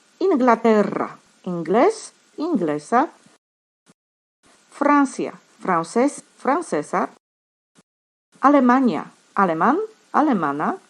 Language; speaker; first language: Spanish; non-native, fluent; Polish